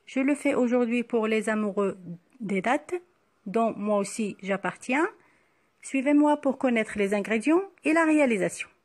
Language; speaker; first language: French; non-native, local second language; Arabic